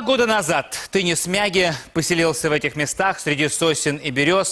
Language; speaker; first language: Russian; native; Russian